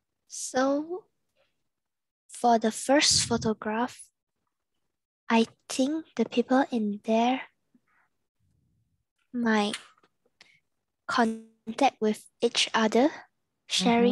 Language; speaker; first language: English; non-native, learner; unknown